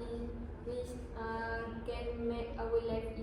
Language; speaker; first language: English; non-native, learner; Malay